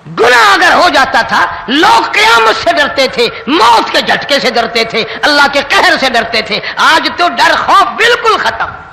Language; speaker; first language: Urdu; non-native, local second language; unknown